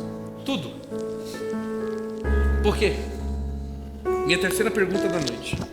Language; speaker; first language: Portuguese; native; Portuguese